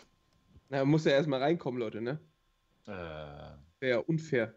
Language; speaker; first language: German; native; German